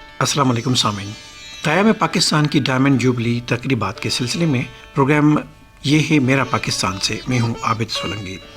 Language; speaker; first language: Urdu; non-native, local second language; Sindhi